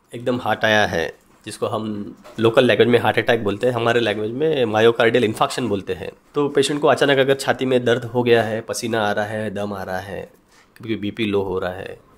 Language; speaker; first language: Hindi; non-native, local second language; Marathi